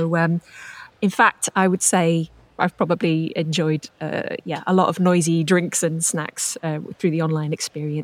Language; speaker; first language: English; native; English